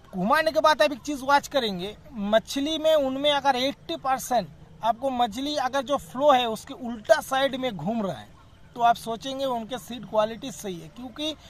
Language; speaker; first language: Hindi; non-native, local second language; Bangla